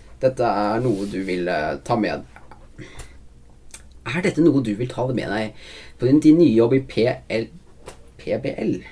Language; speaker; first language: Norwegian; native; Norwegian